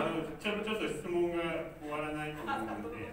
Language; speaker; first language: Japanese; native; Japanese